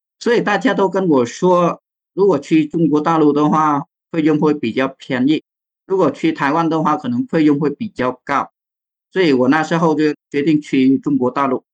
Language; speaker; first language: Chinese; non-native, fluent; Vietnamese